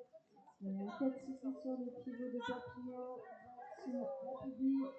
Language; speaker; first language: French; native; French